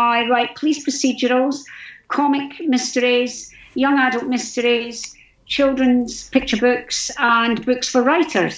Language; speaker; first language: English; native; English